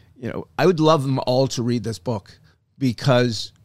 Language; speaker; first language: English; native; English